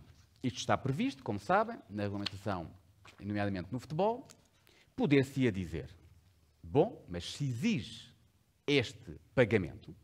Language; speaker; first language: Portuguese; native; Portuguese